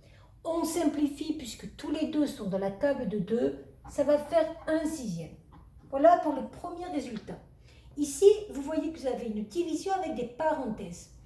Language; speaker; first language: French; native; French